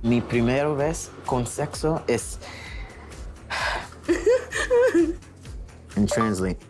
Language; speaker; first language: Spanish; non-native, learner; English